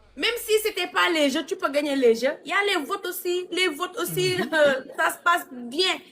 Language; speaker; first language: French; non-native, local second language; Wolof